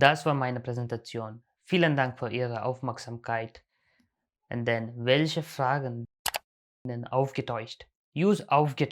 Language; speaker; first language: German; non-native, fluent; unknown